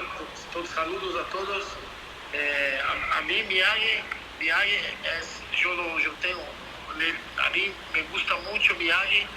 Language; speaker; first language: Spanish; non-native, learner; Portuguese